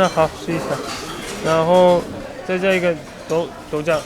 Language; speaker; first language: Chinese; non-native, fluent; Russian